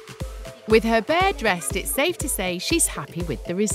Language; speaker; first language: English; native; English